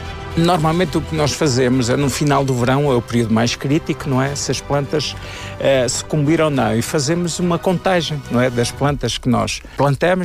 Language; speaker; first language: Portuguese; native; Portuguese